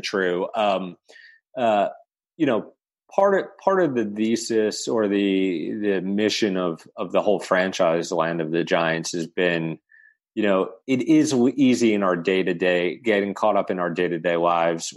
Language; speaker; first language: English; native; English